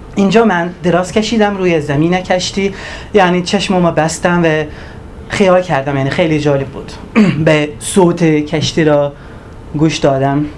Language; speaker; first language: Persian; non-native, learner; Turkish